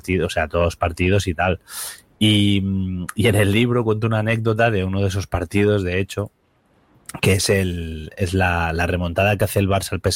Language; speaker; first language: Spanish; native; Spanish